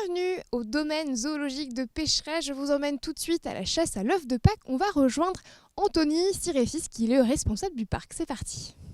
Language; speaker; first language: French; native; French